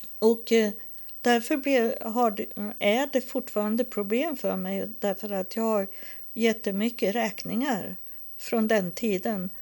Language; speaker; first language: Swedish; native; Swedish